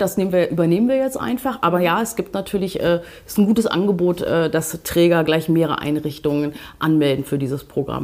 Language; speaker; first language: German; native; German